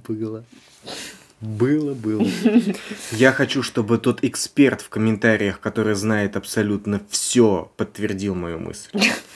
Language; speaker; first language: Russian; native; Russian